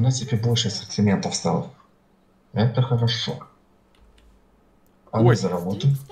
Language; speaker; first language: Russian; native; Russian